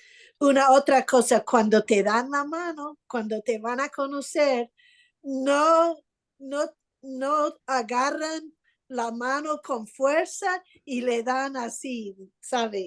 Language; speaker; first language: Spanish; non-native, fluent; English